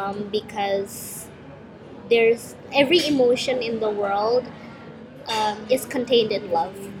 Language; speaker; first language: English; early bilingual, heritage; English